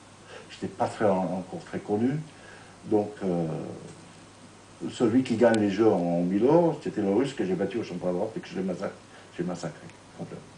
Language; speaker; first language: French; non-native, fluent; Italian